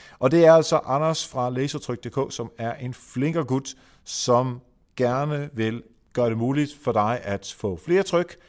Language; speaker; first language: Danish; native; Danish